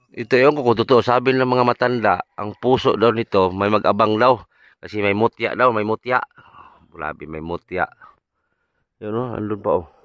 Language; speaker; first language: Filipino; non-native, local second language; Cebuano